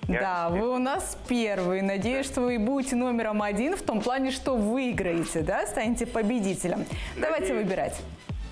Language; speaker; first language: Russian; native; Russian